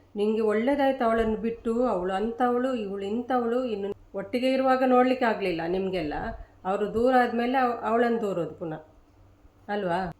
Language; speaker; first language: Kannada; native; Kannada